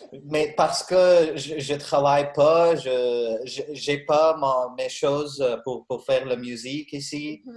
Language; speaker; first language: French; non-native, learner; Arabic